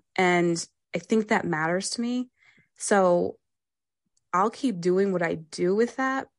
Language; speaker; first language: English; native; English